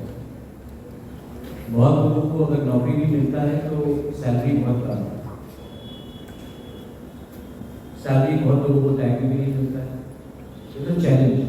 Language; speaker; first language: Hindi; non-native, local second language; Kok Borok